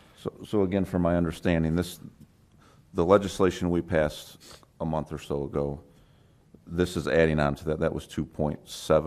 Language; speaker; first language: English; native; English